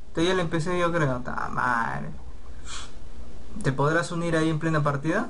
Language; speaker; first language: Spanish; native; Spanish